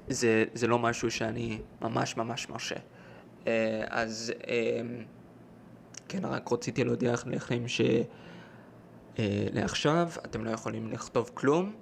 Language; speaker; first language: Hebrew; early bilingual, heritage; Hebrew